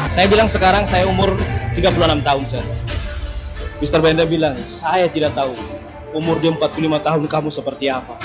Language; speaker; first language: Indonesian; non-native, local second language; Buginese